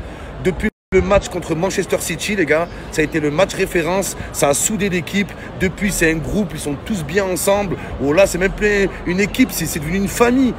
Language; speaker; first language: French; native; French